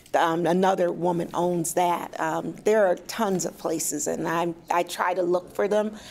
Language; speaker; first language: English; native; English